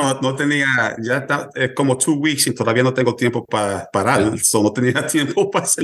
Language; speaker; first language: Spanish; early bilingual, heritage; Spanish